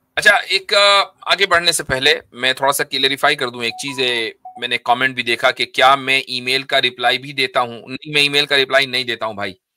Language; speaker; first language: Hindi; native; Hindi